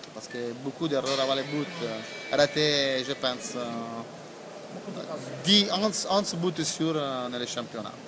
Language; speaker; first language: French; non-native, learner; Italian